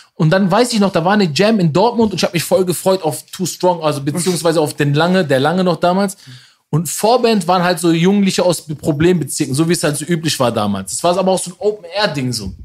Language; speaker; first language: German; early bilingual, other home language; Persian